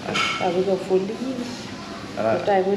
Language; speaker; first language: English; non-native, fluent; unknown